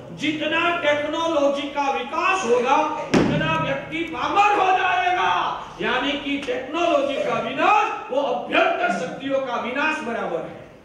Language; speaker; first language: Hindi; non-native, local second language; Gujarati